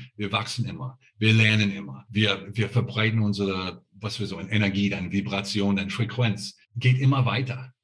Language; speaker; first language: German; non-native, fluent; English